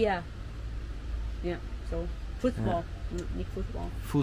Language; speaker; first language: German; non-native, learner; Thai